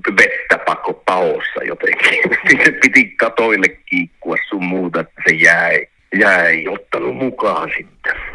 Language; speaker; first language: Finnish; early bilingual, heritage; Finnish